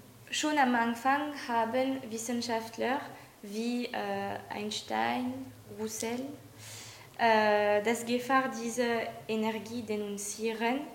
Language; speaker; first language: German; non-native, learner; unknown